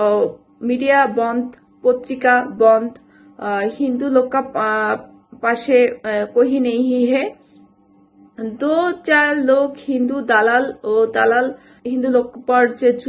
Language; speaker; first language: Hindi; non-native, learner; Bangla